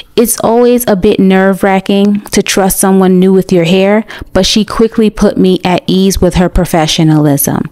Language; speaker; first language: English; native; English